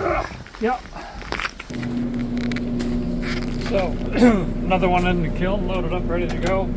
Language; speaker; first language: English; native; English